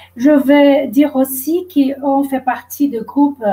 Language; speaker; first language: French; non-native, fluent; Portuguese